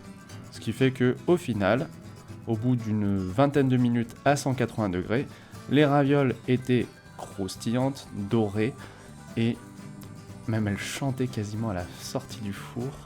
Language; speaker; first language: French; native; French